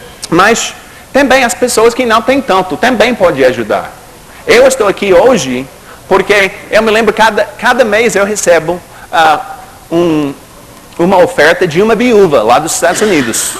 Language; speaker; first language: Portuguese; non-native, fluent; English